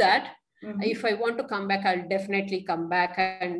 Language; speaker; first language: English; non-native, local second language; Kannada